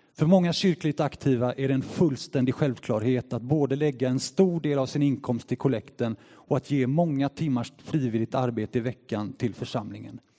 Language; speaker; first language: Swedish; native; Swedish